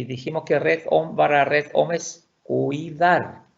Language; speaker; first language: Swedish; non-native, fluent; Spanish